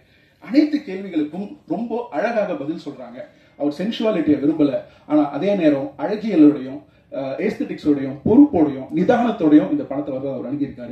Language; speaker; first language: Tamil; native; Tamil